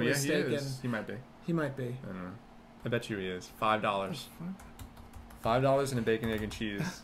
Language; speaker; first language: English; native; English